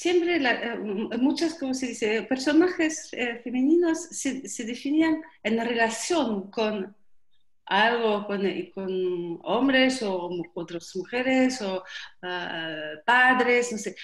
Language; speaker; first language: Spanish; non-native, learner; French